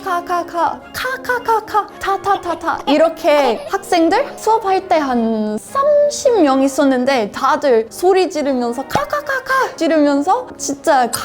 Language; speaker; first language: Korean; non-native, fluent; English